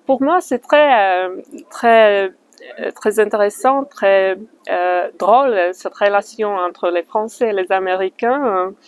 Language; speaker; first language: French; non-native, fluent; Slovak